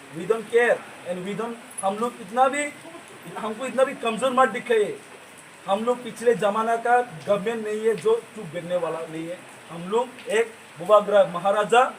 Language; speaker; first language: Hindi; non-native, local second language; Kok Borok